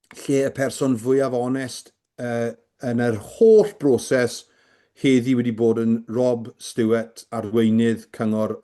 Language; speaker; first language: Welsh; native; Welsh